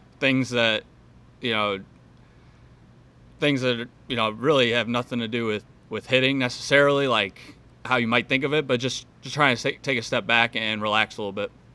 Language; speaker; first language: English; native; English